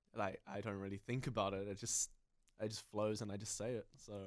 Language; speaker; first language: English; native; English